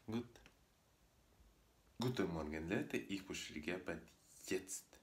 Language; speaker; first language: German; non-native, learner; Russian